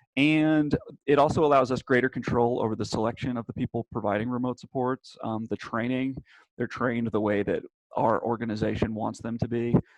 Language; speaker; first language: English; native; English